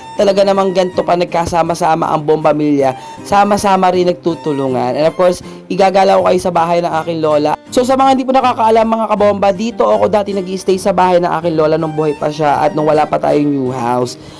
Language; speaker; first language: Filipino; non-native, local second language; Bikol